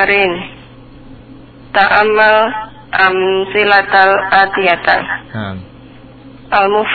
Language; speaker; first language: Arabic; non-native, learner; Indonesian